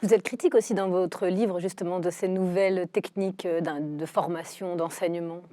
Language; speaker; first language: French; native; French